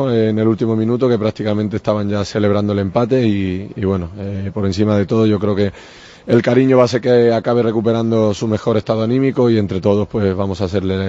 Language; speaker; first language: Spanish; native; Spanish